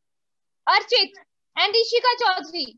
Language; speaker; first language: English; non-native, local second language; Hindi